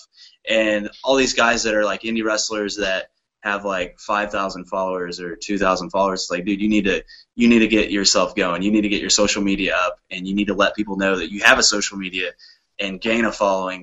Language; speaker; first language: English; native; English